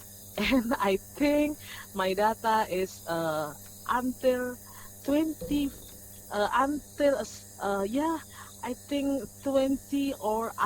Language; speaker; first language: English; non-native, learner; Indonesian